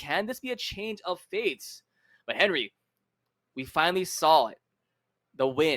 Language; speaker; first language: English; native; English